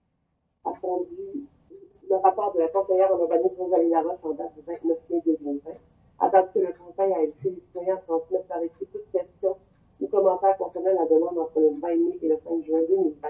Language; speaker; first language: French; native; French